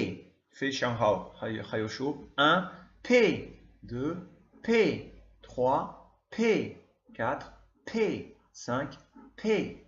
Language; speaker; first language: Chinese; non-native, learner; French